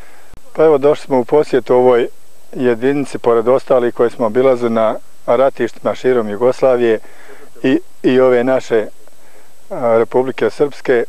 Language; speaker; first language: Croatian; native; Croatian